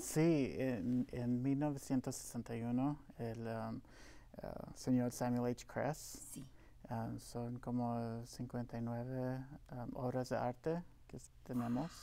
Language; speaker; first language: Spanish; non-native, local second language; English